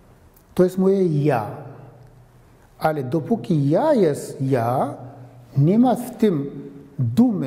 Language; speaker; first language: Polish; non-native, fluent; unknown